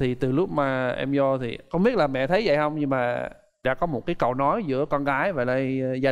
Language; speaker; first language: Vietnamese; non-native, fluent; English